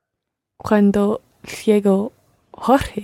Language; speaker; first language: Spanish; non-native, learner; English